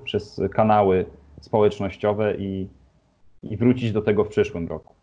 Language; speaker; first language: Polish; native; Polish